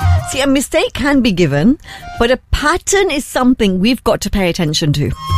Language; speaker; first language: English; early bilingual, other home language; Hindi